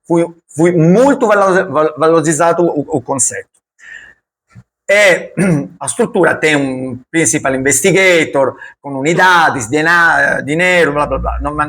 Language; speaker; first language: Portuguese; non-native, learner; Italian